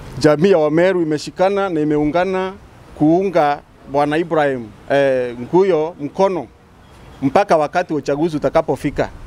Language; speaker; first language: Swahili; non-native, local second language; Meru